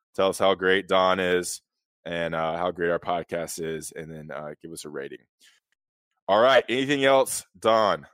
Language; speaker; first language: English; native; English